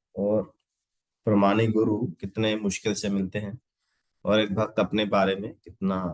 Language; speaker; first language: Hindi; non-native, local second language; Punjabi